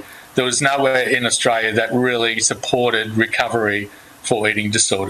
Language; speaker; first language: English; native; English